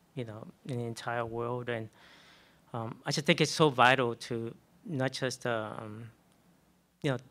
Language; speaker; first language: English; native; English